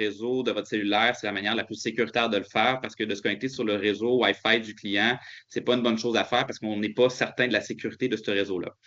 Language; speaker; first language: French; native; French